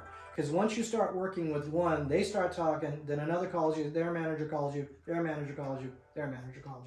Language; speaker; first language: English; native; English